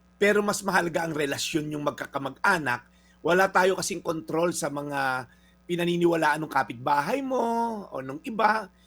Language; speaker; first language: Filipino; native; Filipino